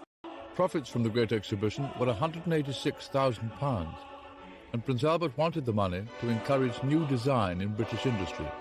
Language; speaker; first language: English; native; English